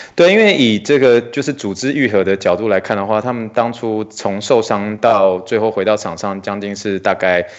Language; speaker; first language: Chinese; native; Chinese